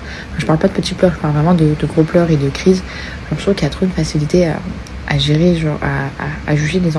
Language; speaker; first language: French; native; French